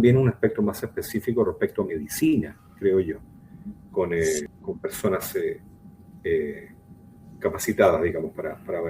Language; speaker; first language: Spanish; native; Spanish